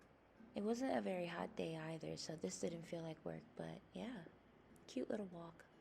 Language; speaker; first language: English; native; English